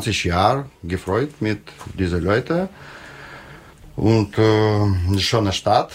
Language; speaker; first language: German; non-native, learner; Russian